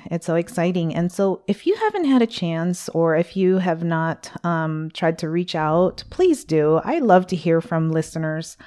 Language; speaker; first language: English; early bilingual, other home language; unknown